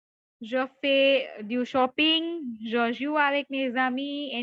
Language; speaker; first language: French; non-native, fluent; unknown